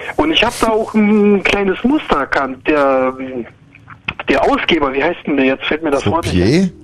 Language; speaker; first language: German; non-native, fluent; Ukrainian